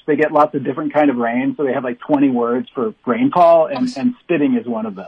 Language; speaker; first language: English; native; English